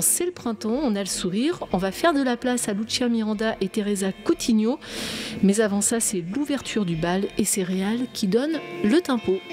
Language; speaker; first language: French; native; French